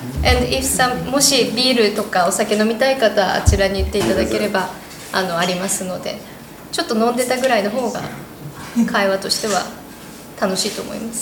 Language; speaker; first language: Japanese; native; Japanese